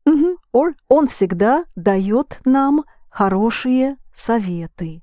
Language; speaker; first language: Russian; non-native, fluent; English